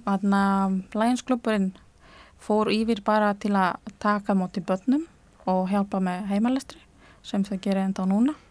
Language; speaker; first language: Icelandic; non-native, fluent; Latvian